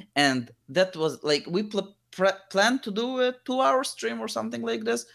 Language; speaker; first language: English; early bilingual, other home language; Hebrew